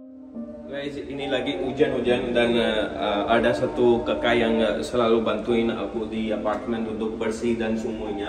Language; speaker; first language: Indonesian; non-native, learner; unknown